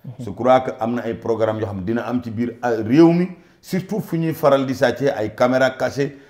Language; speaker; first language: Wolof; non-native, local second language; Fula